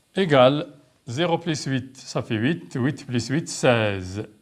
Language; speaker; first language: French; non-native, local second language; Arabic